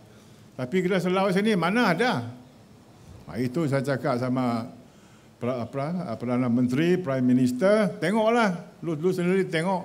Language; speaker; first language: Malay; native; Malay